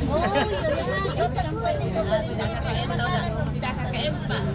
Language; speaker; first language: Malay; non-native, local second language; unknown